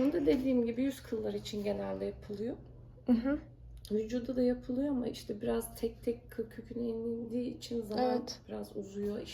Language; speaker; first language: Turkish; native; Turkish